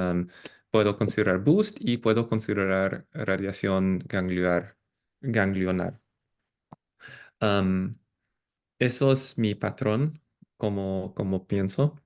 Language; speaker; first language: Spanish; non-native, fluent; English